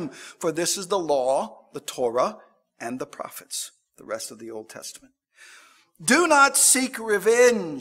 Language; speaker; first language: English; native; English